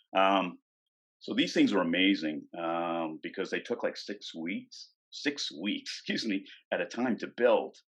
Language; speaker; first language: English; native; English